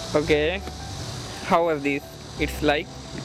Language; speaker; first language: English; non-native, learner; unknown